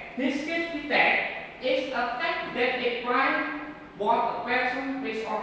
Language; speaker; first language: English; non-native, learner; Indonesian